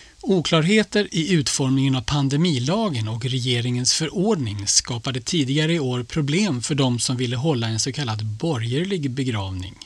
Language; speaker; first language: Swedish; native; Swedish